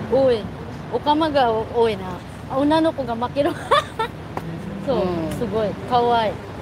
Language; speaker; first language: Japanese; non-native, learner; Filipino